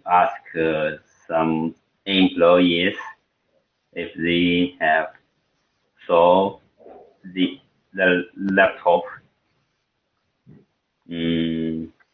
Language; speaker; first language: English; non-native, learner; Chinese